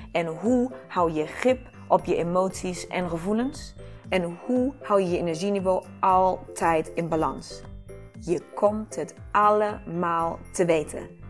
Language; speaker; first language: Dutch; non-native, fluent; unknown